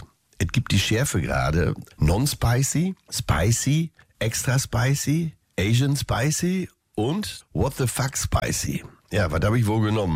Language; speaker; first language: German; native; German